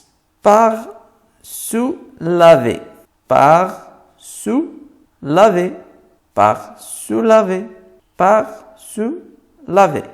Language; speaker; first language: French; non-native, fluent; Arabic